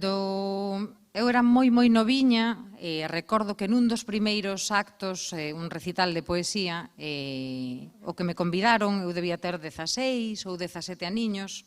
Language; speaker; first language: Galician; native; Galician